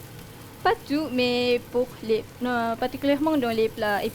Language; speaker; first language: French; non-native, learner; Malay